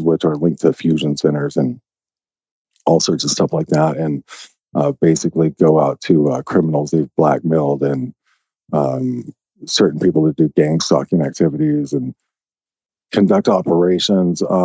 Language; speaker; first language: English; native; English